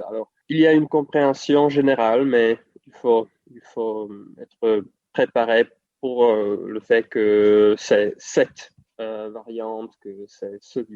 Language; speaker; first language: French; non-native, fluent; Czech